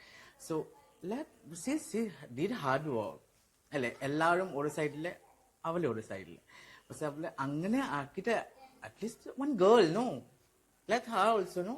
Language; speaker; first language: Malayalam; non-native, local second language; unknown